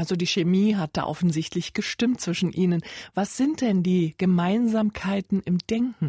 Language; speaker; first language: German; native; German